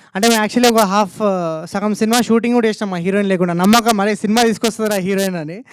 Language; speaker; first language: Telugu; native; Telugu